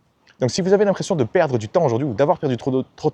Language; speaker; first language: French; native; French